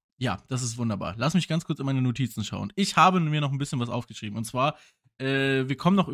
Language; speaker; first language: German; native; German